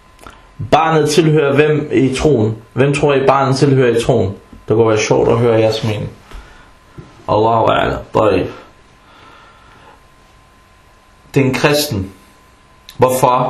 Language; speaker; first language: Danish; non-native, fluent; Arabic